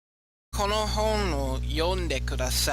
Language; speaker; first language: Japanese; non-native, learner; English